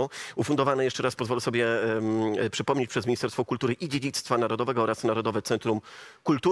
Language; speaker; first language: Polish; native; Polish